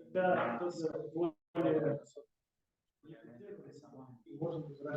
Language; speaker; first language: Russian; non-native, learner; Spanish